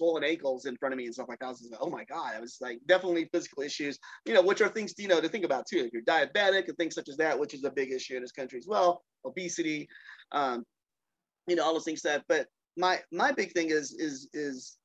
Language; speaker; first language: English; native; English